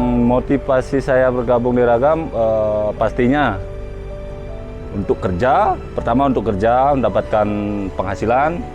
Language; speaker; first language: Indonesian; non-native, local second language; Balinese